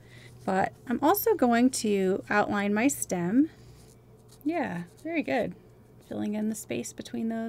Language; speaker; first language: English; native; English